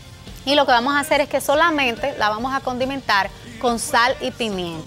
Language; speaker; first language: Spanish; native; Spanish